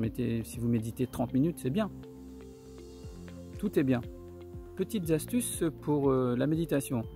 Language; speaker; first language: French; native; French